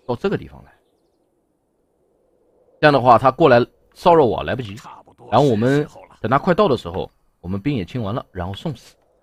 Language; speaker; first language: Chinese; native; Chinese